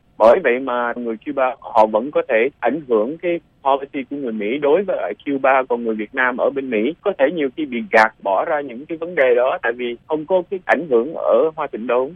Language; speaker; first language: Vietnamese; early bilingual, other home language; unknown